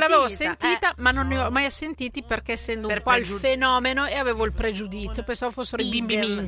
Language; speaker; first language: Italian; native; Italian